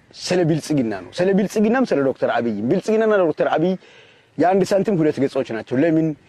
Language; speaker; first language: Amharic; non-native, local second language; Afar